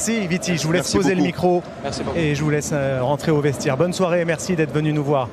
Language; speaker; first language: French; native; French